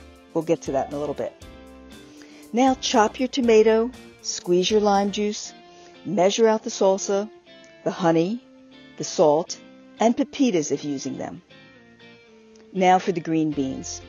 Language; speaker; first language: English; native; English